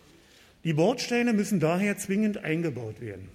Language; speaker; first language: German; native; German